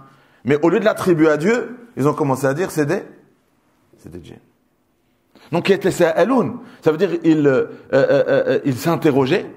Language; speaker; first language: French; native; French